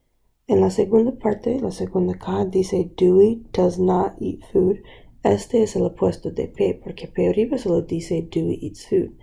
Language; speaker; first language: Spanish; non-native, local second language; English